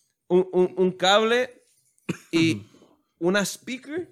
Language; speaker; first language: Spanish; early bilingual, heritage; Spanish